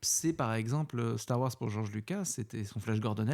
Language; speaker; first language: French; native; French